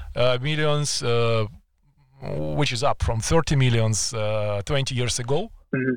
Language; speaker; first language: English; non-native, fluent; Ukrainian